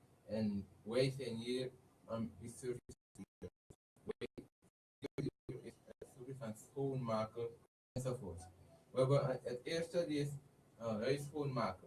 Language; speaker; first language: Dutch; non-native, learner; Haitian Creole